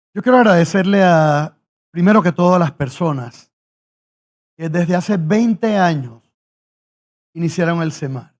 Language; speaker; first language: Spanish; native; Spanish